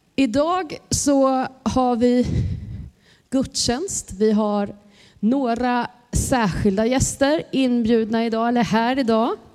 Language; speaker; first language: Swedish; native; Swedish